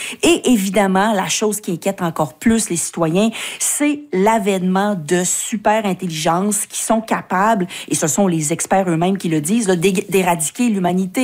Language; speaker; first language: French; native; French